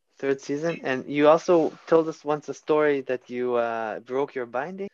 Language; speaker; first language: English; non-native, fluent; Hebrew